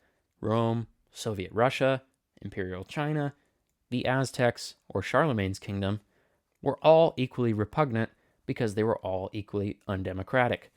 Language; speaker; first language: English; native; English